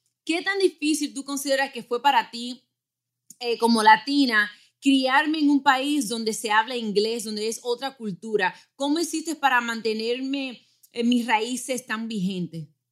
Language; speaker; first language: Spanish; early bilingual, heritage; Spanish